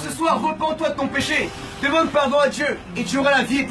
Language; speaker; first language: French; non-native, fluent; Spanish